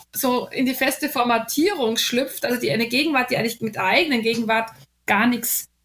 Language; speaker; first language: German; native; German